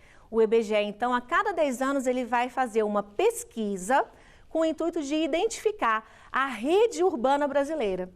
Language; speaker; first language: Portuguese; native; Portuguese